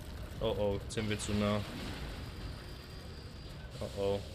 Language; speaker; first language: German; native; German